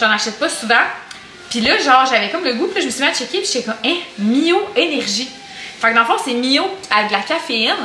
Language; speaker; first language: French; native; French